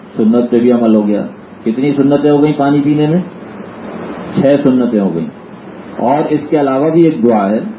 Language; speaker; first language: Urdu; native; Urdu